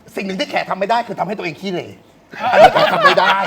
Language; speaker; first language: Thai; native; Thai